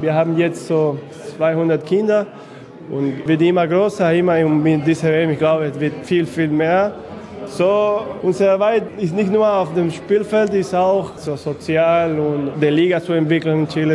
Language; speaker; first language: German; non-native, fluent; Spanish